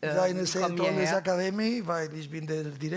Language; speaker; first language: German; non-native, learner; Catalan